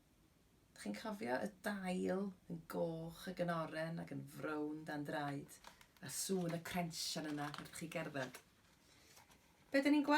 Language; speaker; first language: Welsh; native; Welsh